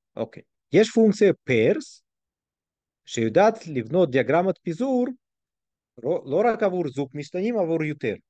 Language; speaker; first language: Hebrew; non-native, fluent; Russian